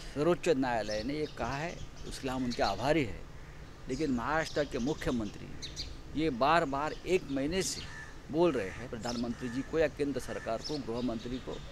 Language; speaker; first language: Hindi; non-native, local second language; Marathi